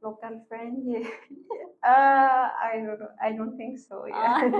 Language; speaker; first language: English; non-native, learner; Malagasy